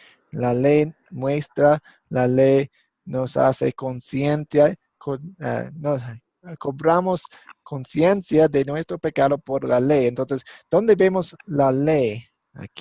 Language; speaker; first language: Spanish; non-native, fluent; English